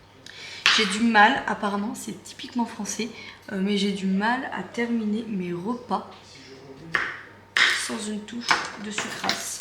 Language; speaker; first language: French; native; French